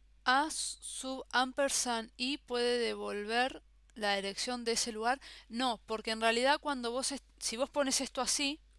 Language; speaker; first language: Spanish; native; Spanish